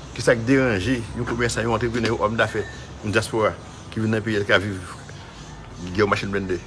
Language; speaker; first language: Haitian Creole; native; Haitian Creole